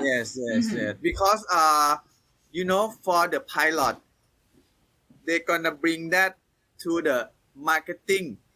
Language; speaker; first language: English; non-native, learner; Thai